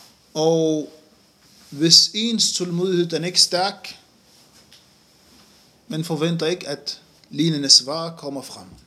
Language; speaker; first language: Danish; non-native, fluent; Arabic